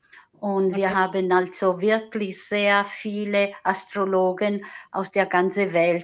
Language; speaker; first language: German; non-native, fluent; Italian